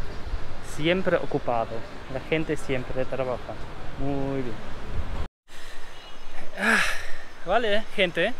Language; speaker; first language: Spanish; non-native, learner; German